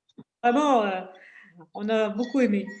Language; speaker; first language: French; native; French